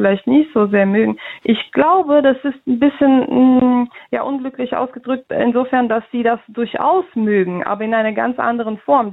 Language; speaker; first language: German; early bilingual, other home language; Russian